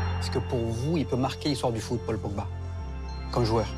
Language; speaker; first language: French; native; French